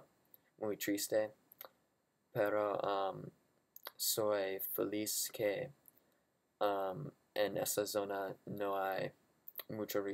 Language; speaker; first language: Spanish; non-native, learner; English